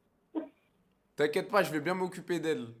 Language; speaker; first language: French; native; French